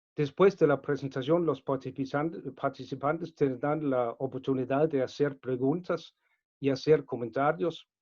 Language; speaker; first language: Spanish; non-native, fluent; Danish